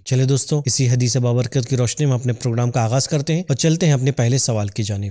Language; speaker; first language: Urdu; native; Urdu